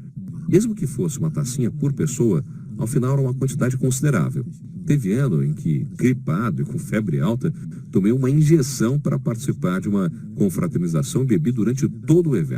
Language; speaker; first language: Portuguese; native; Portuguese